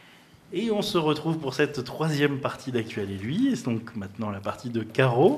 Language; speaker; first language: French; native; French